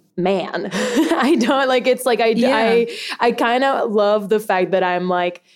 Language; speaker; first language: English; early bilingual, other home language; Spanish